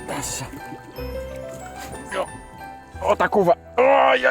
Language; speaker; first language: Finnish; non-native, learner; English